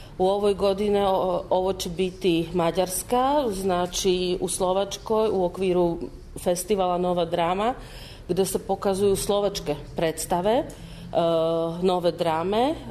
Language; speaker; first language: Serbian; non-native, fluent; Slovak